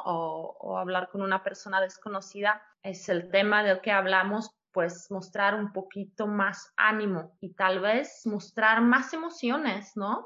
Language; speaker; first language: Spanish; non-native, fluent; Czech